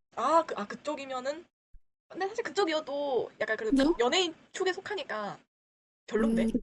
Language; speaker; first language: Korean; early bilingual, heritage; Korean